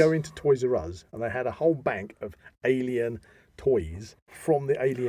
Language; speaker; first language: English; native; English